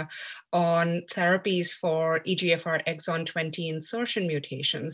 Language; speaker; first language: English; non-native, local second language; Hindi